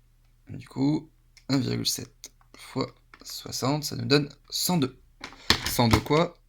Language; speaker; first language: French; native; French